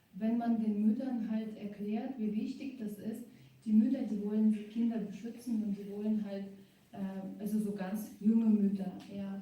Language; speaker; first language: German; non-native, fluent; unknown